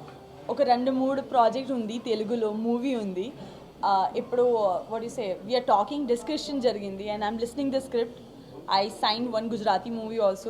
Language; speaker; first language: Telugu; non-native, learner; Gujarati